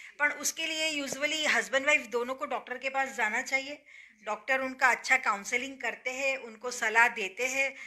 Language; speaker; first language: Hindi; non-native, local second language; Gujarati